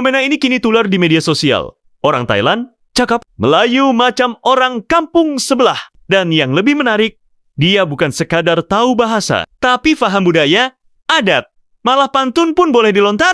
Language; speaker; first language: Malay; native; Malay